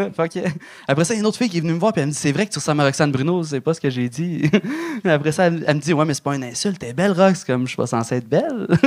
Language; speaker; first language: French; native; French